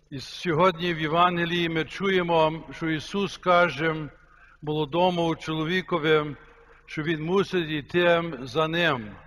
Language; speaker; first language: Ukrainian; early bilingual, heritage; Ukrainian